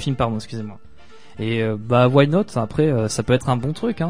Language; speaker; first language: French; native; French